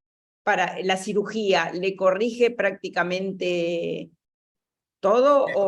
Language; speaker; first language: Spanish; native; Spanish